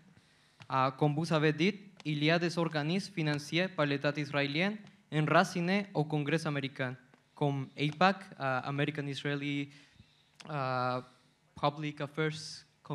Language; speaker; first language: French; non-native, fluent; Spanish